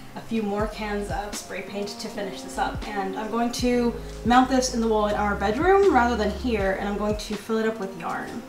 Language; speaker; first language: English; native; English